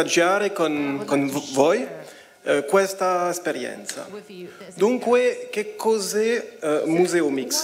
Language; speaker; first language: Italian; non-native, fluent; French